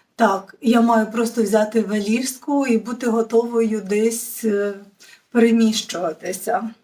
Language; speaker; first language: Ukrainian; native; Ukrainian